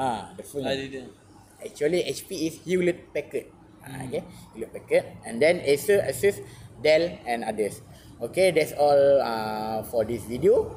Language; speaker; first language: English; non-native, learner; Malay